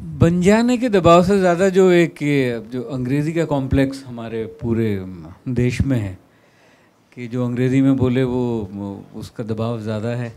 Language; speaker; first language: Hindi; native; Hindi